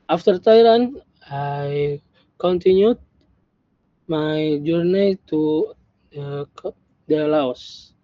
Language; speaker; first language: English; non-native, learner; Indonesian